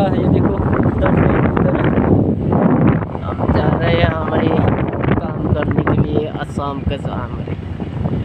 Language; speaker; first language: Hindi; non-native, local second language; Bodo